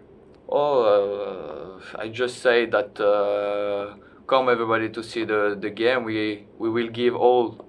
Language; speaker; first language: English; non-native, learner; French